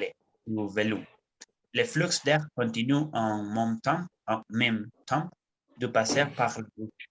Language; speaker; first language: French; non-native, learner; Spanish